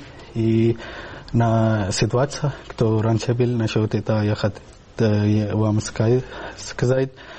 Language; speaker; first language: Russian; non-native, learner; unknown